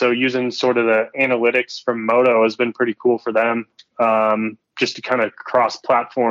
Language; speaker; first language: English; native; English